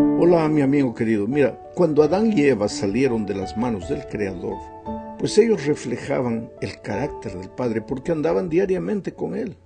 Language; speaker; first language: Spanish; native; Spanish